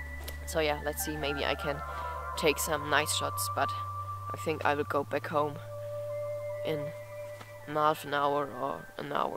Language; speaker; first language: English; non-native, fluent; German